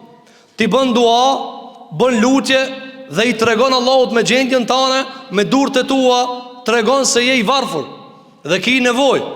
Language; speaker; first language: Albanian; native; Albanian